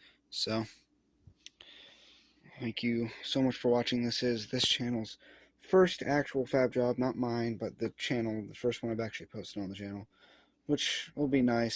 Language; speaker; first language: English; native; English